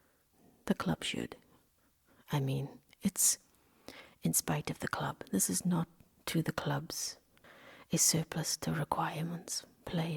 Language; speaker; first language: English; non-native, local second language; Welsh